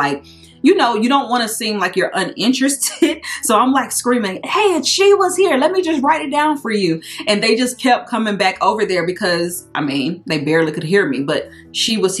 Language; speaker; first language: English; native; English